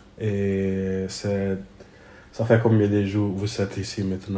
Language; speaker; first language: French; non-native, fluent; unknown